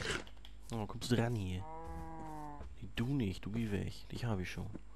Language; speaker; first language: German; native; German